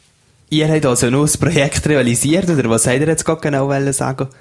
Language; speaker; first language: German; native; German